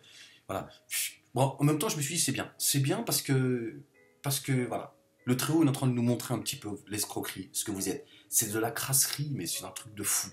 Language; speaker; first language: French; native; French